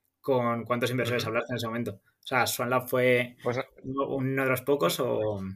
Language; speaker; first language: Spanish; native; Spanish